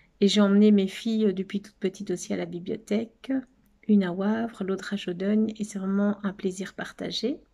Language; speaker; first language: French; native; French